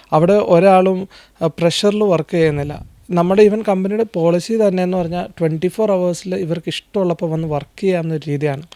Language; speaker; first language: Malayalam; native; Malayalam